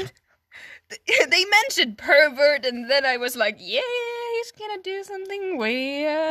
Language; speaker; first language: English; non-native, fluent; Swedish